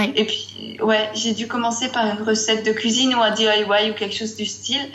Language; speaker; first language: French; native; French